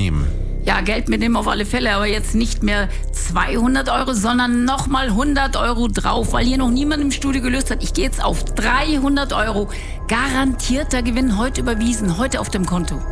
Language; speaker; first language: German; native; German